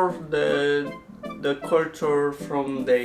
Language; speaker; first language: English; non-native, learner; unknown